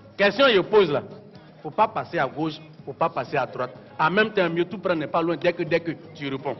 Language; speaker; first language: French; non-native, local second language; Bambara